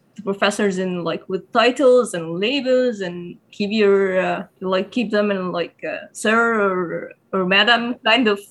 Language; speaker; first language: English; non-native, fluent; Arabic